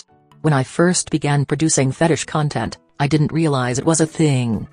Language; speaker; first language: English; native; English